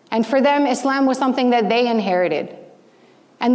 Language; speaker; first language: English; native; English